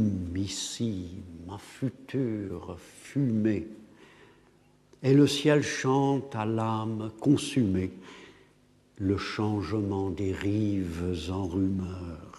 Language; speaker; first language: French; non-native, fluent; English